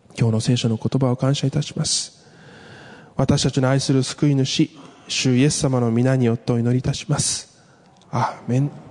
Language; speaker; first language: Japanese; early bilingual, other home language; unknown